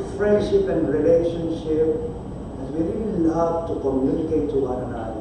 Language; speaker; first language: English; non-native, local second language; Filipino